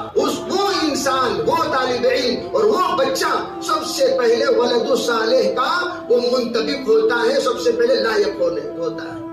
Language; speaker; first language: Urdu; native; Urdu